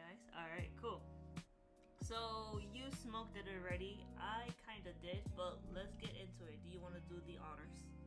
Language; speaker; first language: English; early bilingual, other home language; Spanish